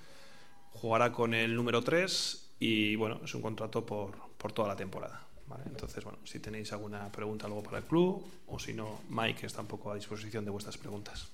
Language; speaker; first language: Spanish; native; Spanish